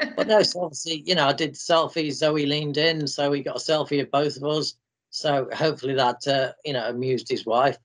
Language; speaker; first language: English; native; English